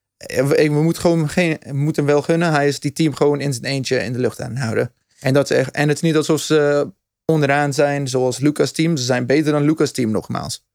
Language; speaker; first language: Dutch; non-native, fluent; English